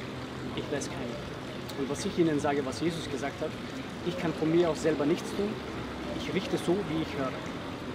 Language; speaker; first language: German; early bilingual, other home language; Bosnian